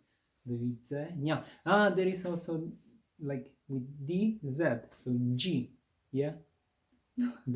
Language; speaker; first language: English; non-native, fluent; Polish